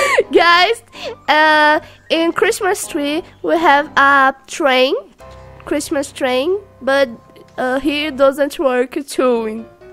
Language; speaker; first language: English; non-native, learner; Portuguese